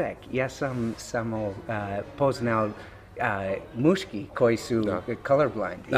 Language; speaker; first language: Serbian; non-native, learner; English